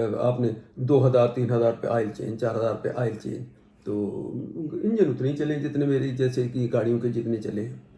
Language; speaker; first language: Urdu; non-native, local second language; Punjabi